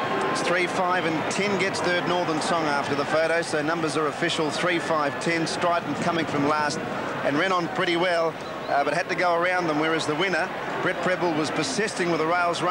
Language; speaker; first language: English; native; English